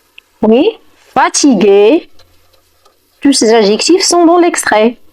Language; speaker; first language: French; non-native, fluent; Arabic